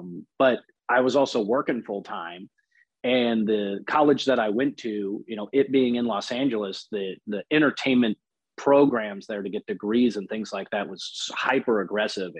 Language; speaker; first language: English; native; English